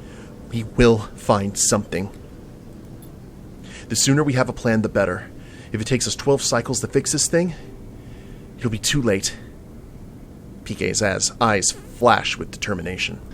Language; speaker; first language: English; native; English